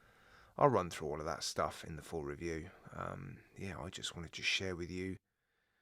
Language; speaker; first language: English; native; English